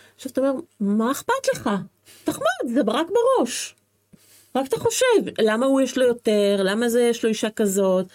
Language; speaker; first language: Hebrew; non-native, fluent; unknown